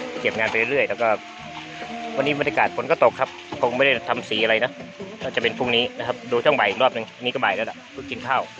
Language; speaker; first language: Thai; native; Thai